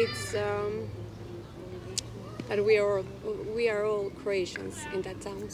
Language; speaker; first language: English; non-native, fluent; Croatian